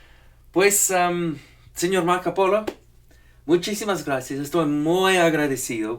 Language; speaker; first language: Spanish; non-native, fluent; English